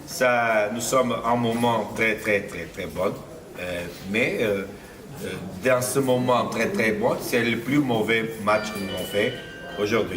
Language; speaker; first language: French; non-native, fluent; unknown